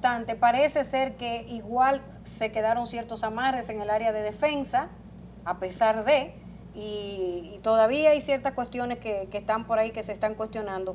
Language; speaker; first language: Spanish; native; Spanish